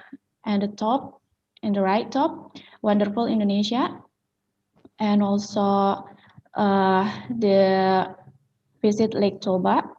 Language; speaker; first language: English; non-native, learner; Indonesian